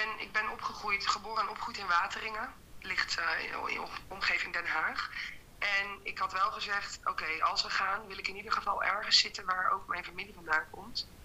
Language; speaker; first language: Dutch; native; Dutch